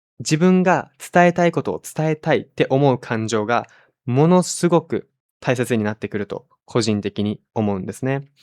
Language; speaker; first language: Japanese; native; Japanese